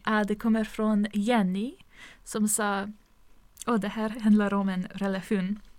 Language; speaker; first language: Swedish; non-native, fluent; English